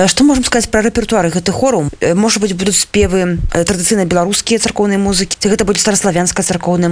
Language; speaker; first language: Belarusian; native; Belarusian